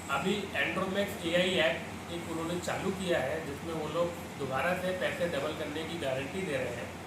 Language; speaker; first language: Hindi; non-native, local second language; Marathi